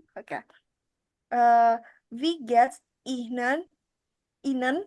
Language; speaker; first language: German; non-native, learner; Indonesian